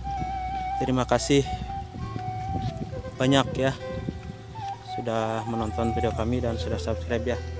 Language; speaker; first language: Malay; non-native, local second language; Sundanese